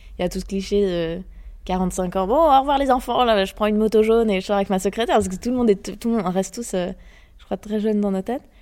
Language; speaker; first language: French; native; French